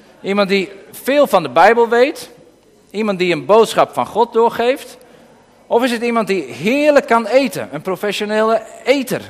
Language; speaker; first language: Dutch; native; Dutch